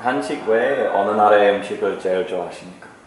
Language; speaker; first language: Korean; non-native, learner; English